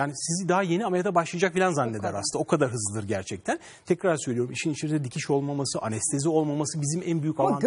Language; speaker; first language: Turkish; native; Turkish